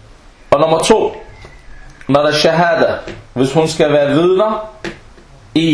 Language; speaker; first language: Danish; non-native, fluent; Arabic